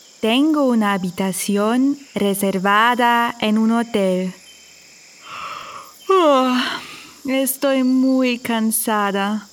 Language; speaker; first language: Spanish; non-native, fluent; German